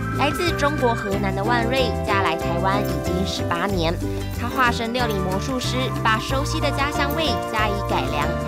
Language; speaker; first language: Chinese; native; Chinese